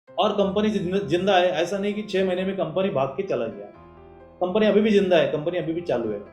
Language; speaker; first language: Hindi; non-native, local second language; Marathi